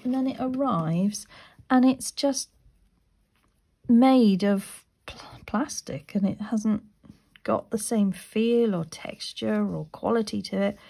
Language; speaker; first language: English; native; English